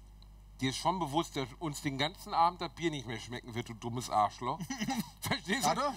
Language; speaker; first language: German; native; German